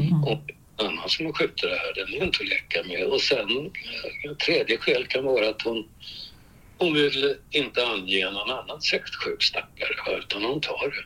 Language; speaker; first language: Swedish; native; Swedish